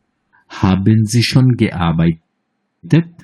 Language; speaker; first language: German; non-native, fluent; Bangla